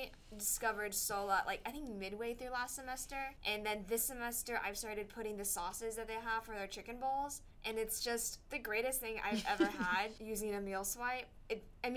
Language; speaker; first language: English; native; English